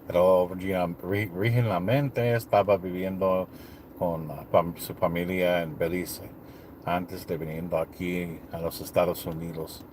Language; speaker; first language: Spanish; non-native, learner; English